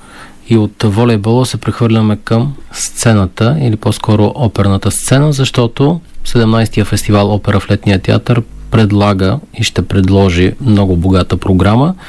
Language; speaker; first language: Bulgarian; native; Bulgarian